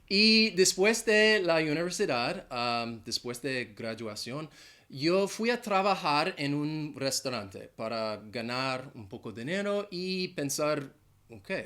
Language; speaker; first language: Spanish; non-native, fluent; English